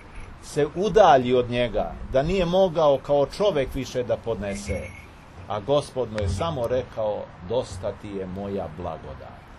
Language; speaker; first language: Serbian; native; Serbian